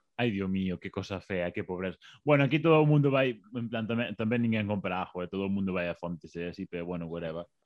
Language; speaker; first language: Galician; non-native, local second language; Spanish